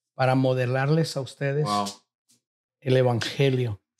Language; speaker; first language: Spanish; early bilingual, heritage; Spanish